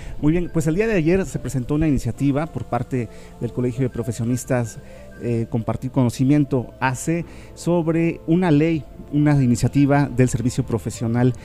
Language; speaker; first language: Spanish; native; Spanish